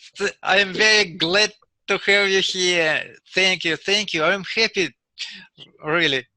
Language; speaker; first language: English; non-native, learner; Russian